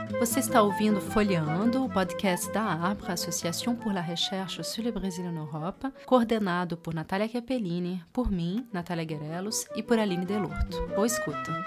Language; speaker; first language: Portuguese; native; Portuguese